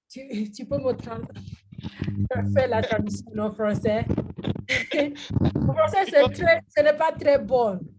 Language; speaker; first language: French; non-native, learner; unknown